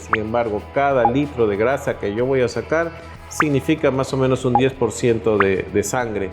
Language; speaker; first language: Spanish; native; Spanish